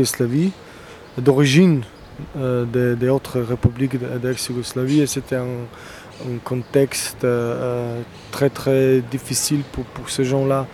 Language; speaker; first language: French; non-native, fluent; Slovenian